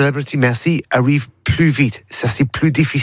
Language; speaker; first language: French; non-native, learner; English